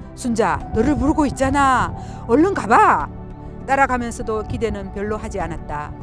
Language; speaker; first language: Korean; native; Korean